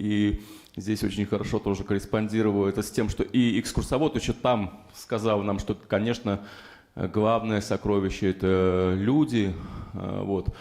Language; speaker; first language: Russian; native; Russian